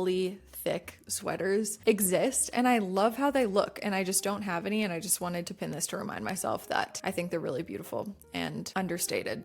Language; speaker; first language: English; native; English